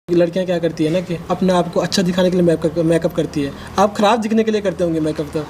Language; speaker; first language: Hindi; native; Hindi